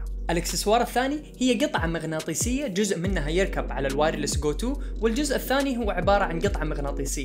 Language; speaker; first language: Arabic; native; Arabic